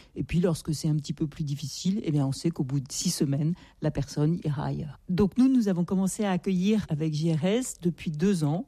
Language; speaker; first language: French; native; French